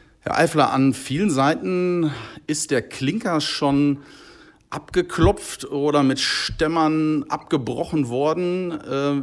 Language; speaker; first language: German; native; German